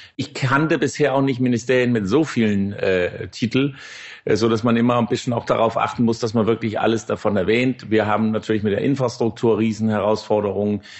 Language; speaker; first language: German; non-native, fluent; Danish